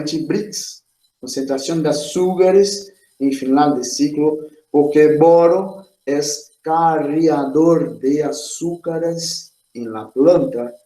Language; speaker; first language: Spanish; non-native, fluent; Portuguese